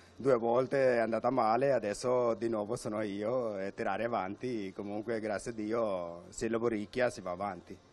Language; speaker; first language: Italian; non-native, fluent; Urdu